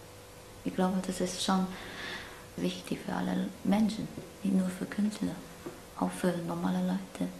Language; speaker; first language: German; non-native, learner; Cantonese